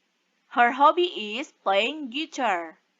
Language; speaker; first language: English; non-native, fluent; Indonesian